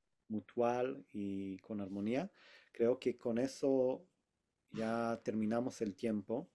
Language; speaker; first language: Spanish; non-native, fluent; Hebrew